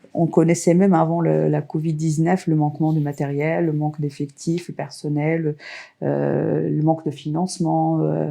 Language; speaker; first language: French; non-native, local second language; Arabic